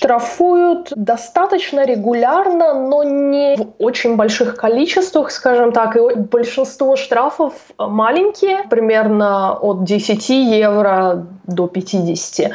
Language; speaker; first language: Russian; native; Russian